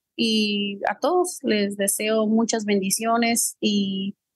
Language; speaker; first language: Spanish; native; Spanish